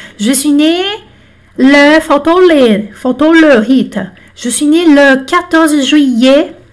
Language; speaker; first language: French; non-native, fluent; Portuguese